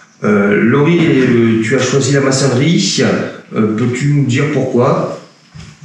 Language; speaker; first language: French; native; French